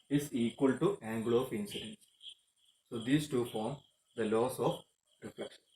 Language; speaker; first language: English; non-native, local second language; Malayalam